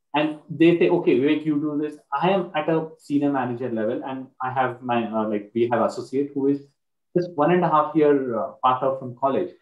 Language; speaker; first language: English; non-native, local second language; Marathi